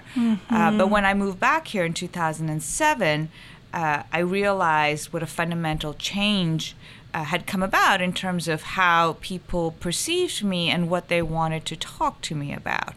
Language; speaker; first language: English; non-native, local second language; Urdu